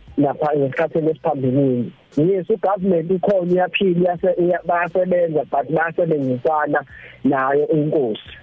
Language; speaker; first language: Zulu; native; Zulu